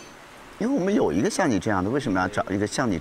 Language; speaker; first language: Chinese; native; Chinese